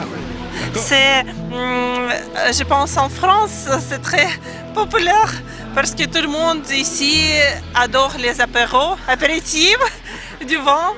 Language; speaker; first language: French; non-native, learner; Ukrainian